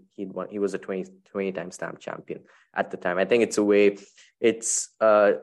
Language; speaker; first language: English; non-native, local second language; Tamil